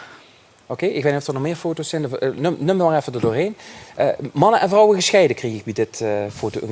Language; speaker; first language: Dutch; native; Dutch